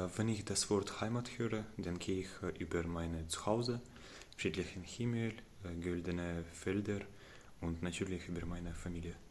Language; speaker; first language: German; non-native, learner; Ukrainian